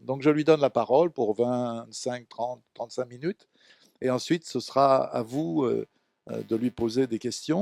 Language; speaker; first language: French; native; French